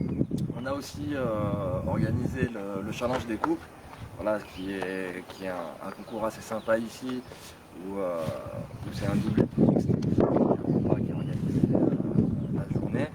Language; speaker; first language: French; native; French